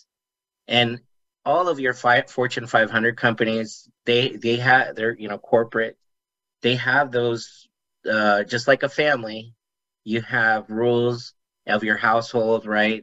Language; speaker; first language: English; native; English